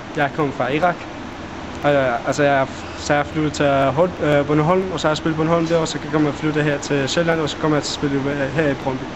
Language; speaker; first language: Danish; early bilingual, other home language; Arabic